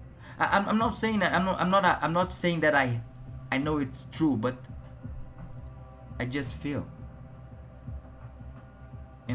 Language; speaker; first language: English; non-native, fluent; Portuguese